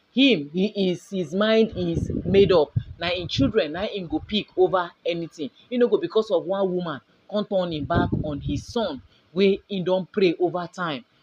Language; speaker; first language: Nigerian Pidgin; native; Nigerian Pidgin